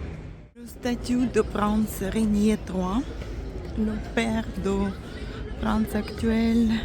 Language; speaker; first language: French; non-native, fluent; Russian